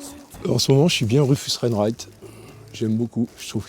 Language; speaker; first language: French; native; French